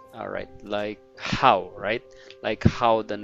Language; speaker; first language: English; non-native, fluent; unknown